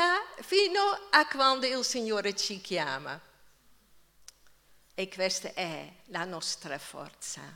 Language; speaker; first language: Italian; non-native, fluent; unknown